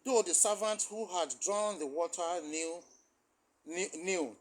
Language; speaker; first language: English; non-native, local second language; Yoruba